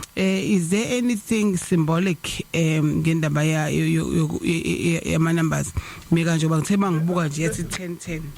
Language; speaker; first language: Zulu; native; Zulu